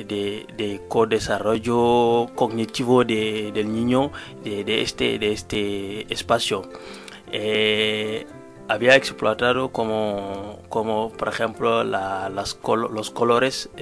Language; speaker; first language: Spanish; non-native, learner; Wolof